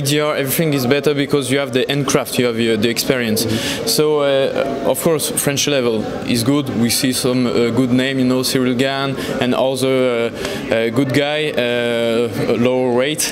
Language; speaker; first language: English; non-native, learner; French